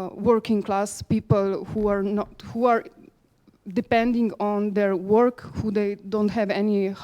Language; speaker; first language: English; non-native, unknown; Slovenian